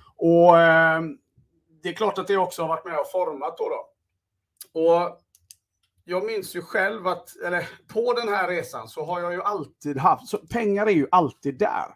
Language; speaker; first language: Swedish; early bilingual, other home language; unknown